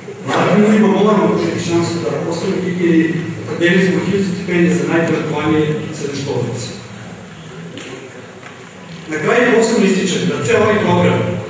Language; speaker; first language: Serbian; native; Serbian